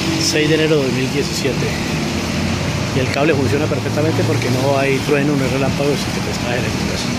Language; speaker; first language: Spanish; native; Spanish